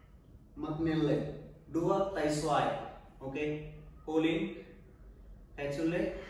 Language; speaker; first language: Vietnamese; non-native, learner; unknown